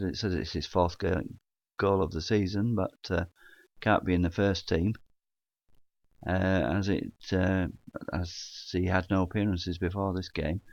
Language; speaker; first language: English; native; English